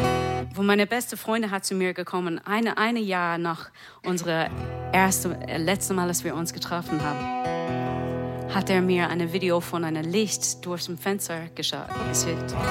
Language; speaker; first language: German; non-native, learner; English